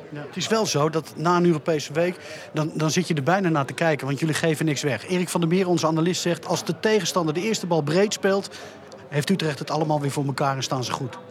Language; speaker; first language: Dutch; native; Dutch